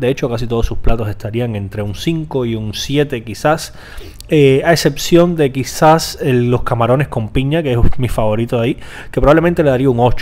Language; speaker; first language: Spanish; native; Spanish